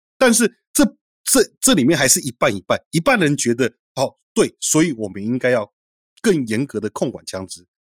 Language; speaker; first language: Chinese; native; Chinese